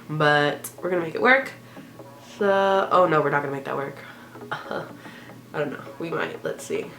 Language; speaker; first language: English; native; English